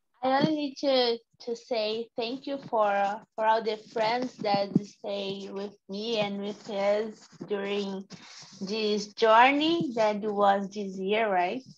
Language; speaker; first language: English; non-native, learner; Portuguese